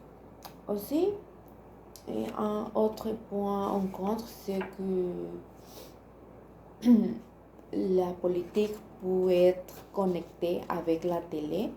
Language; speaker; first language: French; non-native, learner; Spanish